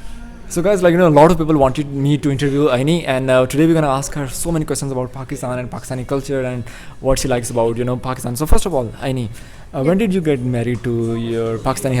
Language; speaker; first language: English; non-native, local second language; Urdu